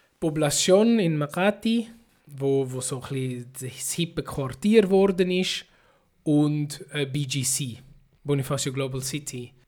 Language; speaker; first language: German; early bilingual, other home language; Filipino